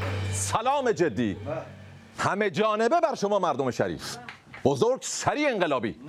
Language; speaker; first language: Persian; native; Persian